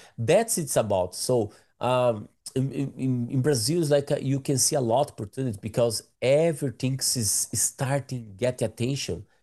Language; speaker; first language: English; non-native, learner; Portuguese